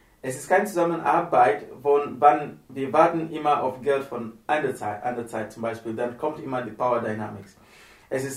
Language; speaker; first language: German; non-native, learner; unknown